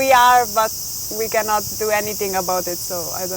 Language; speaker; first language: English; non-native, fluent; Italian